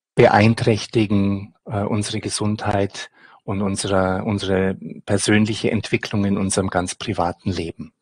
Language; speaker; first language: German; native; German